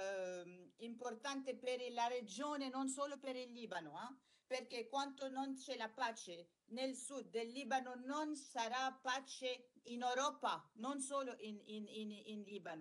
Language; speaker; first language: Italian; non-native, learner; Arabic